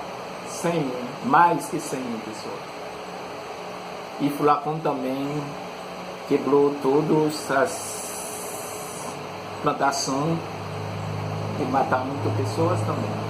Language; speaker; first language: Portuguese; non-native, learner; Haitian Creole